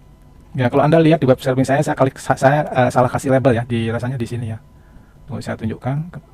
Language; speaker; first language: Indonesian; native; Indonesian